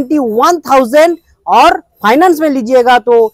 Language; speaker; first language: Hindi; non-native, local second language; Bangla